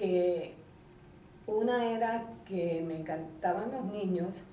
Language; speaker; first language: Spanish; early bilingual, heritage; Spanish